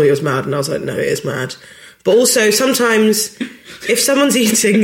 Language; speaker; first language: English; native; English